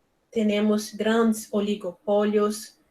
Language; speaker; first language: Spanish; non-native, learner; Portuguese